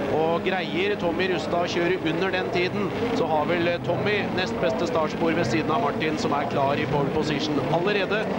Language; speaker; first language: Norwegian; native; Norwegian